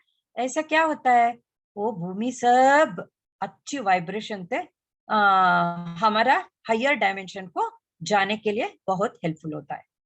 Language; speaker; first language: Hindi; non-native, local second language; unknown